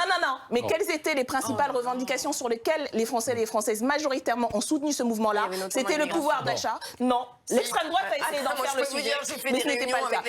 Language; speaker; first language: French; native; French